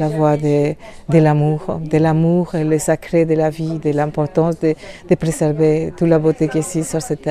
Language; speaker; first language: French; non-native, fluent; Spanish